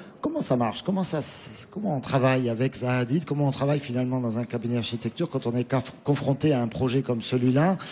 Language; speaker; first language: French; native; French